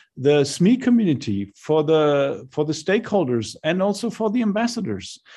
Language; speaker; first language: English; non-native, fluent; German